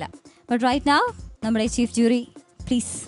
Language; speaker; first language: Malayalam; native; Malayalam